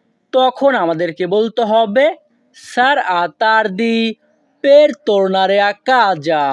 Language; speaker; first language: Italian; non-native, fluent; Bangla